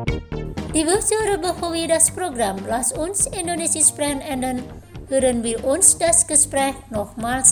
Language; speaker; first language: German; non-native, fluent; Indonesian